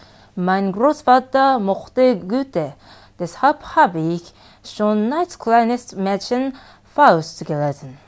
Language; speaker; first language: German; non-native, learner; Japanese